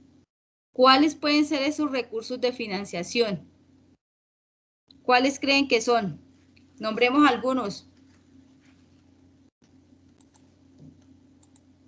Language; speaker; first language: Spanish; native; Spanish